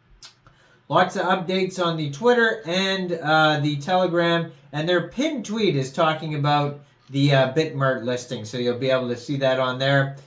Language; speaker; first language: English; native; English